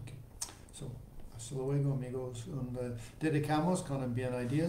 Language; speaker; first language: Spanish; non-native, learner; English